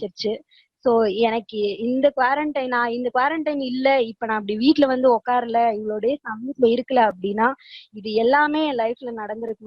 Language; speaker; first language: Tamil; native; Tamil